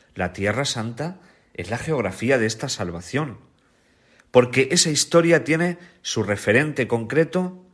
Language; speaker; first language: Spanish; native; Spanish